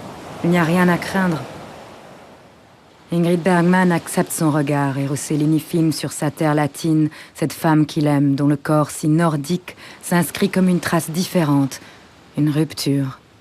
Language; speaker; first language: French; native; French